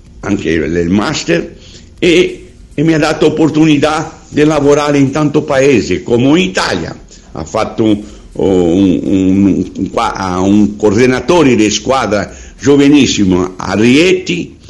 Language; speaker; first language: Italian; non-native, learner; Portuguese